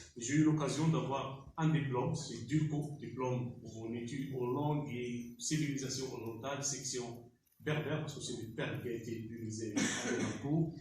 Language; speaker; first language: French; non-native, local second language; Berber languages